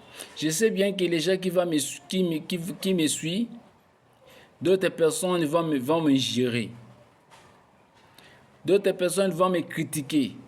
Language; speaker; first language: French; non-native, local second language; Lingala